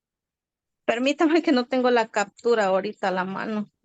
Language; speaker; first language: Spanish; native; Spanish